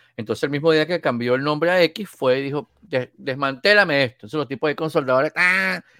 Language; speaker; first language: Spanish; native; Spanish